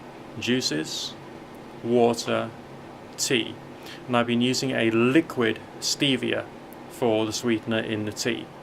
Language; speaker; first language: English; native; English